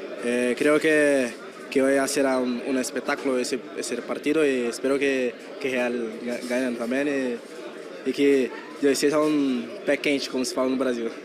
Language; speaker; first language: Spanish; non-native, learner; Portuguese